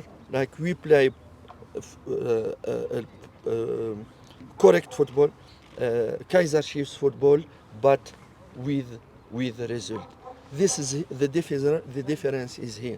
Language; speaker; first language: English; non-native, learner; French